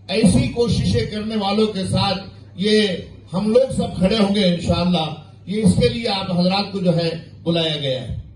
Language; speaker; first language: Urdu; native; Urdu